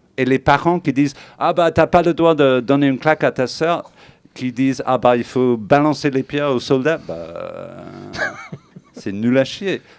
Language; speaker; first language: French; non-native, fluent; English